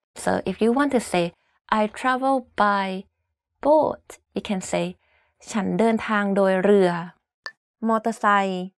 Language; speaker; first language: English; non-native, fluent; Thai